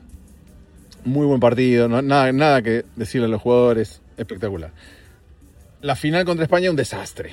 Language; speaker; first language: Spanish; native; Spanish